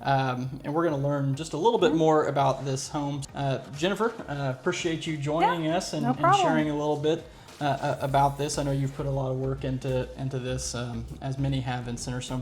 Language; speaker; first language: English; native; English